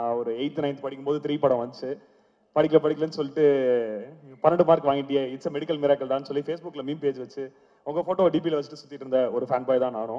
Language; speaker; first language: Tamil; native; Tamil